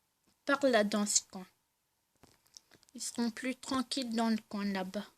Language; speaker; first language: French; native; French